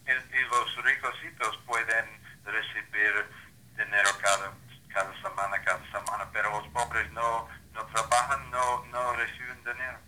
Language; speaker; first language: Spanish; non-native, learner; English